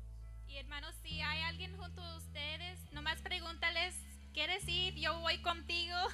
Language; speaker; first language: Spanish; early bilingual, heritage; English